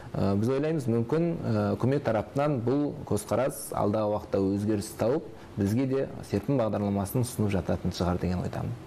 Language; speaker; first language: Kazakh; native; Kazakh